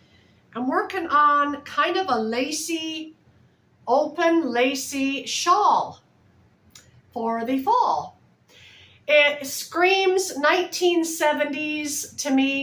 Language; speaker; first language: English; native; English